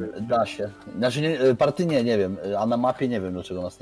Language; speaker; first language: Polish; native; Polish